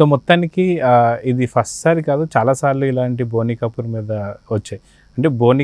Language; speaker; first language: Telugu; native; Telugu